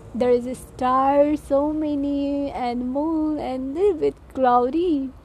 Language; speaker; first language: English; non-native, learner; Nepali